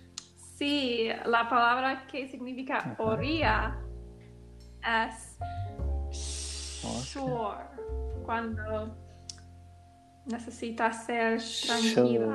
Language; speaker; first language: Spanish; non-native, learner; English